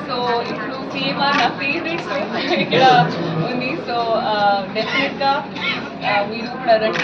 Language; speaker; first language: Telugu; non-native, learner; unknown